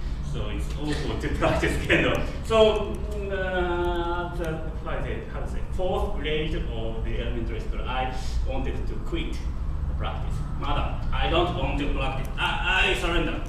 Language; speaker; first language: English; non-native, fluent; Japanese